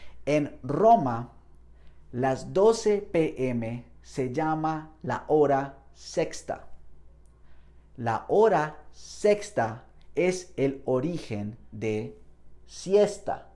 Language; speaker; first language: Spanish; non-native, fluent; English